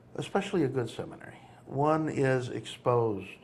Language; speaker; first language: English; native; English